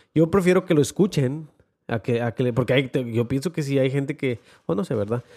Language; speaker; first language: Spanish; early bilingual, heritage; Spanish